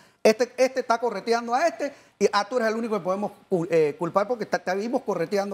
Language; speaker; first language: Spanish; native; Spanish